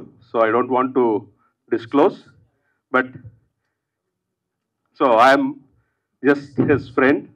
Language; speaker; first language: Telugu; native; Telugu